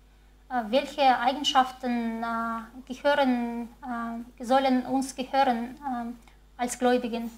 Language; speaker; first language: German; non-native, fluent; Chinese